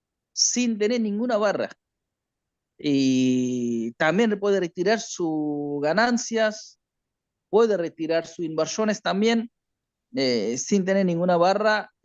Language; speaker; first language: Spanish; non-native, learner; Bangla